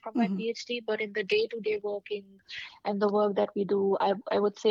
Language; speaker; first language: English; non-native, local second language; Hindi